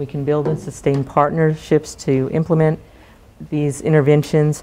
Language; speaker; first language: English; native; English